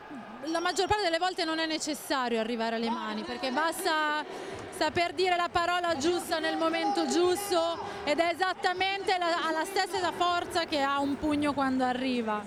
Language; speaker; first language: Italian; native; Italian